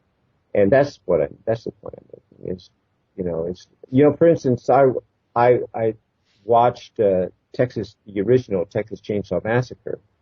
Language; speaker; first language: English; native; English